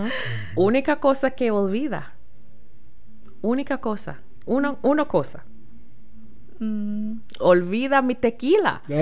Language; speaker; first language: Spanish; non-native, learner; English